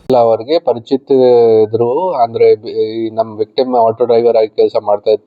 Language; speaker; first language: Kannada; non-native, fluent; Hindi